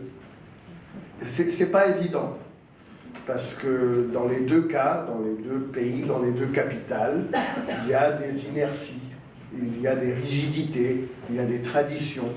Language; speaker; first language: French; non-native, fluent; Spanish